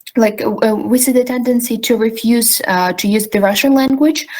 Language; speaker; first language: English; non-native, fluent; Ukrainian